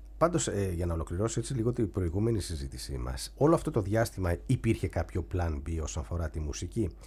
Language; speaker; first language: Greek; native; Greek